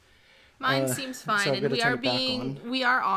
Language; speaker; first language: English; native; English